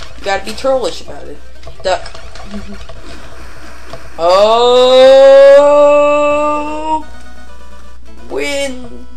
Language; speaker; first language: English; native; English